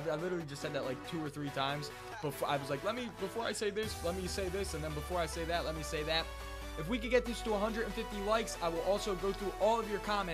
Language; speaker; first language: English; native; English